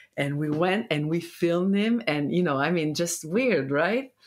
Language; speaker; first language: English; non-native, fluent; Italian